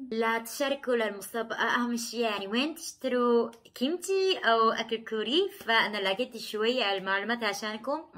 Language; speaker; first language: Arabic; non-native, fluent; Korean